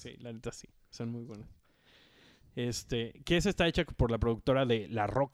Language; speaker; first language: Spanish; native; Spanish